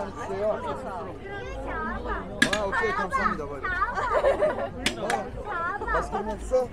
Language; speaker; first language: Korean; non-native, learner; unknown